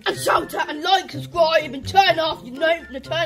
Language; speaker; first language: English; native; English